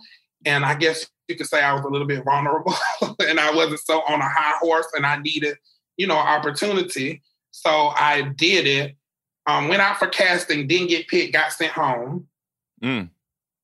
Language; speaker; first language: English; native; English